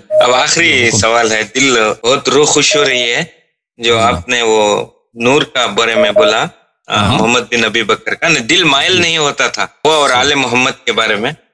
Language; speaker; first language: Urdu; native; Urdu